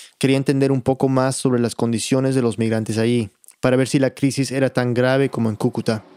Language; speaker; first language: Spanish; early bilingual, heritage; Spanish